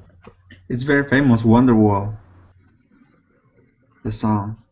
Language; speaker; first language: English; non-native, fluent; Spanish